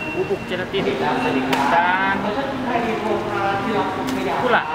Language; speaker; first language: Indonesian; non-native, learner; Thai